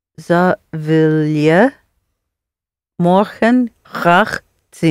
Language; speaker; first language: Dutch; non-native, learner; English